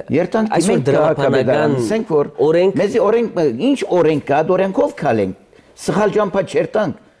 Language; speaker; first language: Armenian; early bilingual, heritage; Armenian